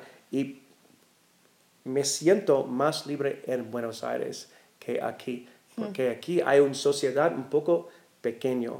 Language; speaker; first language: Spanish; non-native, learner; English